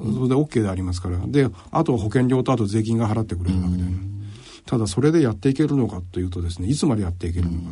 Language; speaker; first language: Japanese; native; Japanese